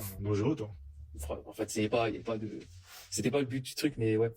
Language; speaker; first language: French; native; French